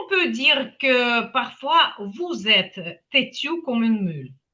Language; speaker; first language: French; non-native, fluent; Ukrainian